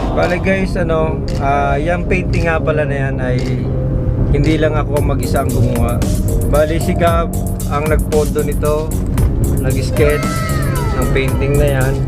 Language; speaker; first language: Filipino; non-native, local second language; Bikol